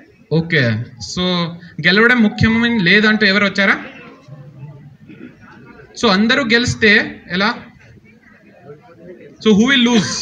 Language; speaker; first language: Telugu; non-native, learner; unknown